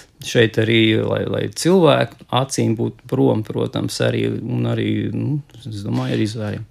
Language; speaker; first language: Latvian; native; Latvian